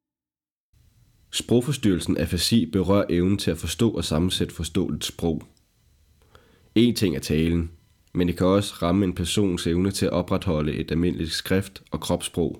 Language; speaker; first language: Danish; native; Danish